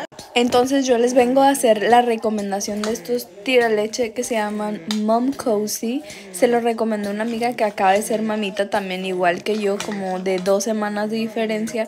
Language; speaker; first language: Spanish; native; Spanish